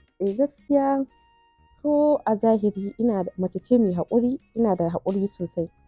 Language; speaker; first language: Hausa; native; Hausa